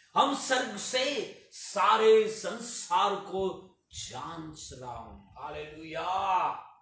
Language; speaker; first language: Hindi; non-native, local second language; Telugu